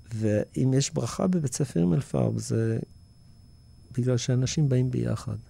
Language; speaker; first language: Hebrew; early bilingual, other home language; English